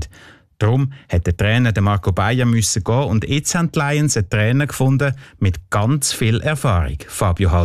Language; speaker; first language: German; native; German